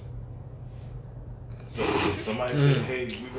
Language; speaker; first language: English; native; English